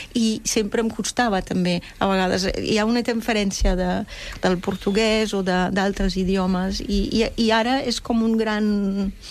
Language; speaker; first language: Catalan; non-native, fluent; German